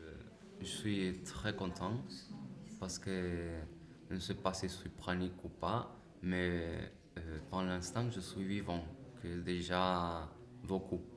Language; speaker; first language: French; non-native, learner; Spanish